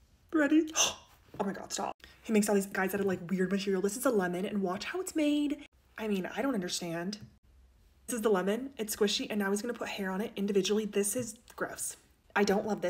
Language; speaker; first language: English; native; English